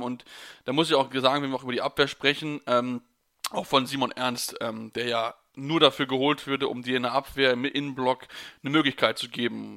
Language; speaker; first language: German; native; German